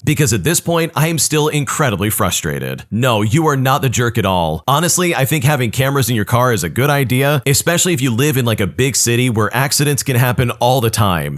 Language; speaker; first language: English; native; English